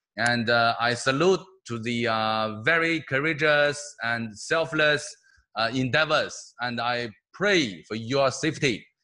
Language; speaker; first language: English; non-native, fluent; Chinese